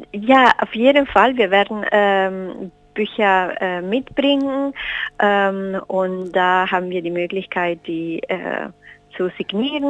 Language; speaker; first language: German; non-native, fluent; Spanish